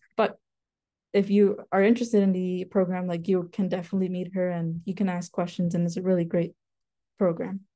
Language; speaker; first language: English; native; English